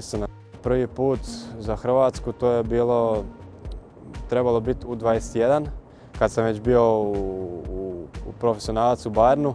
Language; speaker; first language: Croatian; early bilingual, heritage; Croatian